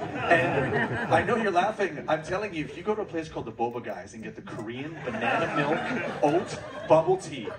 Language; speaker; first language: English; native; English